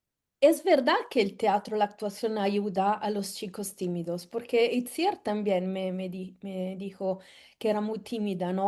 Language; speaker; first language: Spanish; non-native, fluent; Italian